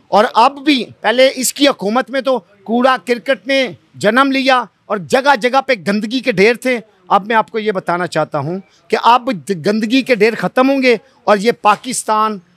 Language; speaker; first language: Urdu; non-native, local second language; Punjabi